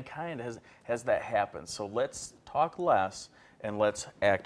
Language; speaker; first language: English; native; English